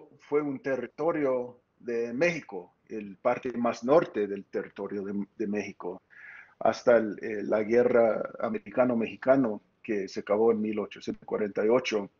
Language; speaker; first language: Spanish; early bilingual, heritage; Spanish